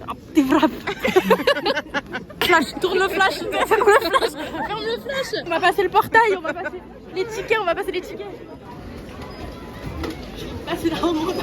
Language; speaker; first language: French; native; French